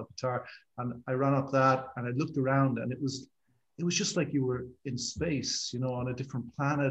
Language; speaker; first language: English; native; English